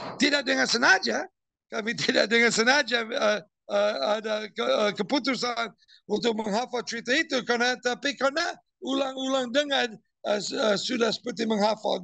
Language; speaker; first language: Indonesian; non-native, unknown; English